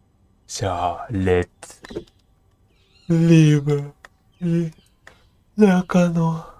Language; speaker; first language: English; non-native, learner; Japanese